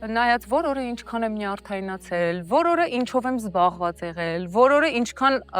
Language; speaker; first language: Armenian; native; Armenian